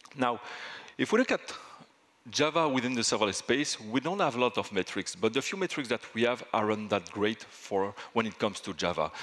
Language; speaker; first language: English; non-native, fluent; French